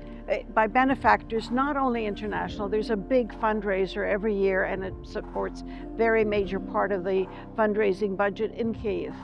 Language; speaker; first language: English; early bilingual, other home language; Ukrainian